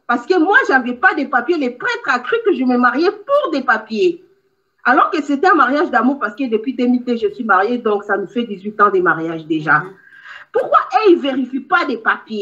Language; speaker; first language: French; non-native, local second language; Lingala